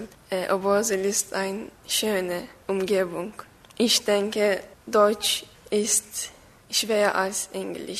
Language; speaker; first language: German; non-native, learner; Turkish